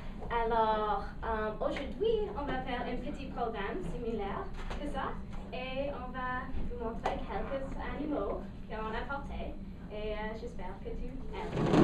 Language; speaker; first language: French; non-native, local second language; English